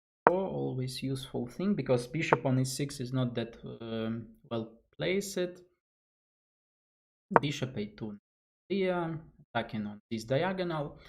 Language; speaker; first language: English; non-native, fluent; Russian